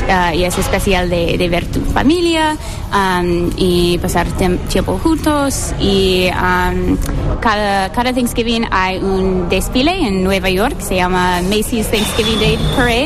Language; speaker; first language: Spanish; non-native, fluent; English